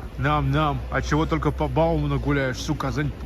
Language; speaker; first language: Russian; native; Russian